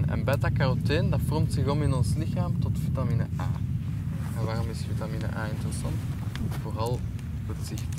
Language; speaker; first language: Dutch; native; Dutch